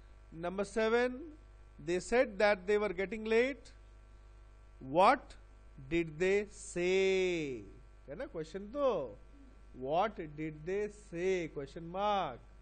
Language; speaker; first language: English; non-native, local second language; Bangla